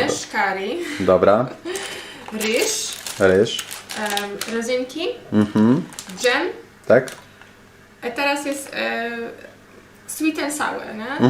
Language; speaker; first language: Polish; non-native, learner; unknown